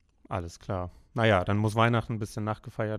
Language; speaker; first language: German; native; German